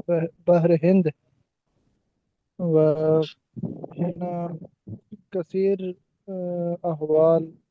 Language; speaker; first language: Arabic; non-native, learner; Urdu